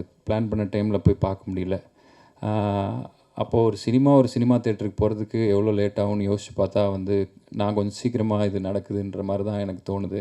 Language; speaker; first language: Tamil; native; Tamil